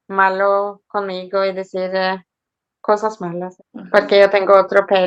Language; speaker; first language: Spanish; early bilingual, heritage; Norwegian